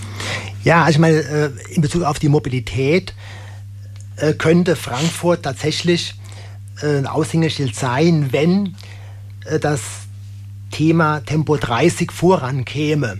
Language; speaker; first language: German; native; German